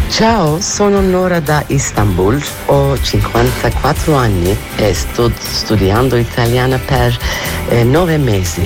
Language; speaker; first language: Italian; non-native, learner; Turkish